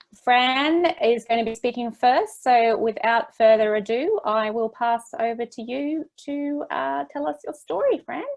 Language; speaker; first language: English; native; English